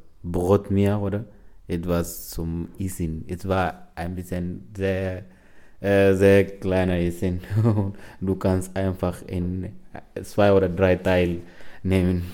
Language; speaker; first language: German; non-native, learner; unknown